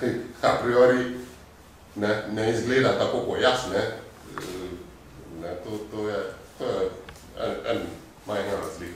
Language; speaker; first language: Slovenian; non-native, fluent; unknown